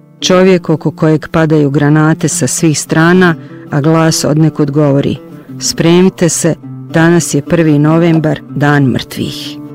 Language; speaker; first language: Bosnian; early bilingual, heritage; Bosnian